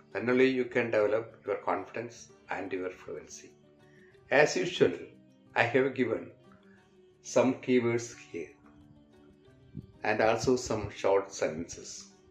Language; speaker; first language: English; non-native, local second language; Malayalam